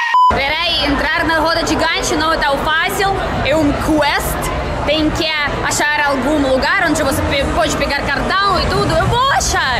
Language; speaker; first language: Portuguese; non-native, fluent; Russian